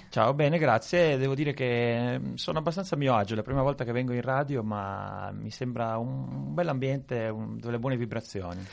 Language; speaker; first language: Italian; native; Italian